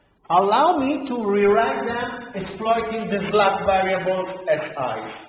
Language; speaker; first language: English; non-native, fluent; Italian